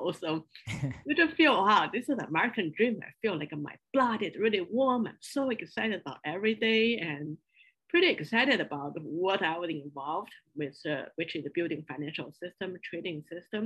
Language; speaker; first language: English; non-native, fluent; Chinese